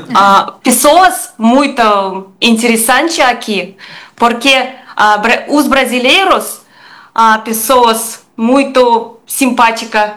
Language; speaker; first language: Portuguese; non-native, learner; Russian